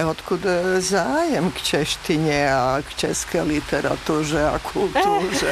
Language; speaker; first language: Czech; non-native, fluent; Serbian